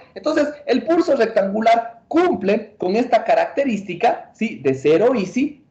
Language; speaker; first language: Spanish; native; Spanish